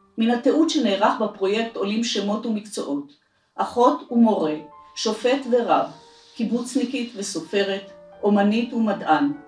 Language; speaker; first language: Hebrew; native; Hebrew